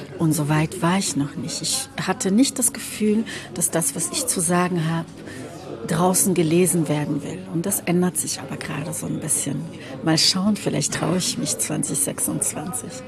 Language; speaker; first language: German; non-native, local second language; French